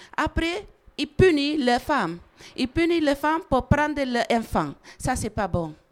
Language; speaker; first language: French; non-native, learner; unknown